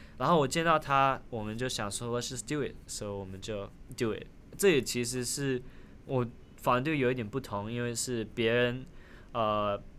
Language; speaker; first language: Chinese; early bilingual, other home language; Min Nan Chinese